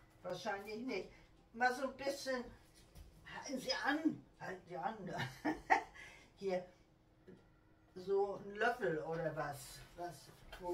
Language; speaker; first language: German; native; German